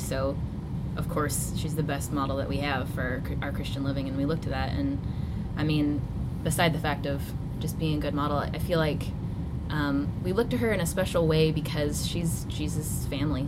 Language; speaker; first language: English; native; English